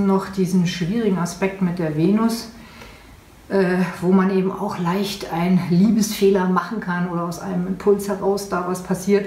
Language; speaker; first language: German; native; German